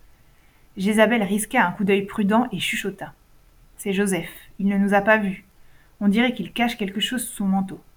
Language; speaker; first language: French; native; French